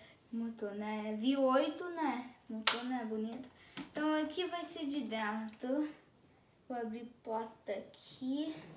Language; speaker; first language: Portuguese; early bilingual, heritage; Portuguese